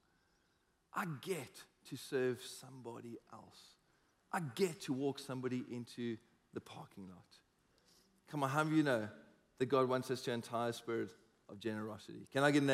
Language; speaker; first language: English; native; English